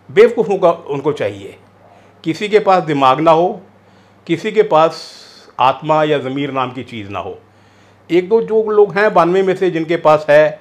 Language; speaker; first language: Hindi; non-native, local second language; Punjabi